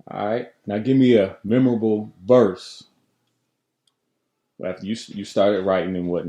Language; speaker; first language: English; native; English